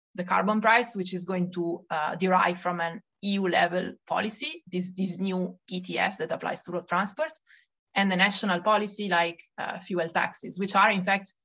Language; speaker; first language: English; non-native, fluent; Italian